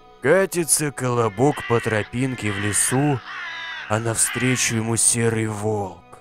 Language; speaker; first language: Russian; native; Russian